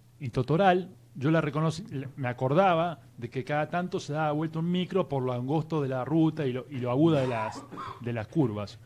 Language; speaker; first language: Spanish; native; Spanish